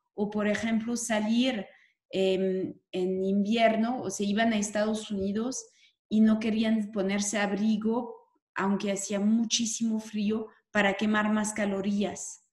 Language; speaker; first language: Spanish; non-native, fluent; French